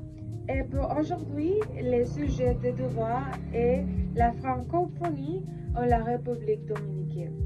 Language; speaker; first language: French; non-native, learner; Spanish